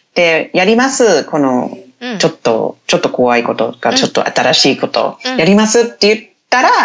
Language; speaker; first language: Japanese; non-native, fluent; English